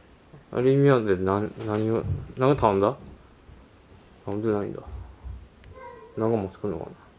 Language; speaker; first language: Japanese; native; Japanese